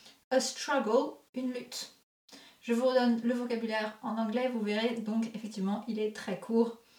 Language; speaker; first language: French; native; French